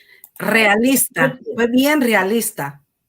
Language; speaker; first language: Spanish; native; Spanish